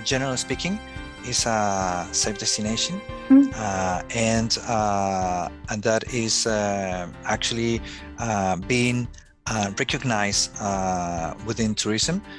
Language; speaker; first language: English; non-native, fluent; Spanish